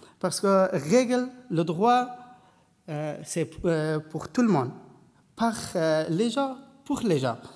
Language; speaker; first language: French; non-native, learner; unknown